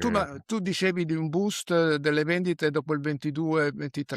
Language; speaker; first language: Italian; native; Italian